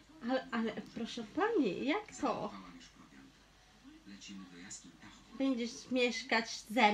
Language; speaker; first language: Polish; non-native, fluent; Portuguese